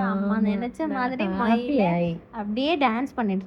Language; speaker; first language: Tamil; non-native, learner; Malayalam